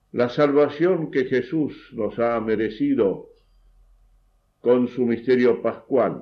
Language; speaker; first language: Spanish; native; Spanish